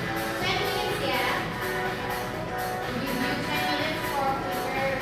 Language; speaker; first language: English; non-native, learner; Indonesian